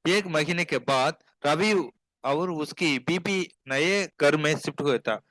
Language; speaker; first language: Hindi; non-native, local second language; Tamil